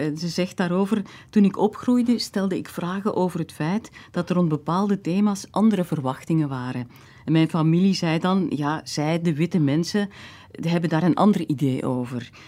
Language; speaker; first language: Dutch; native; Dutch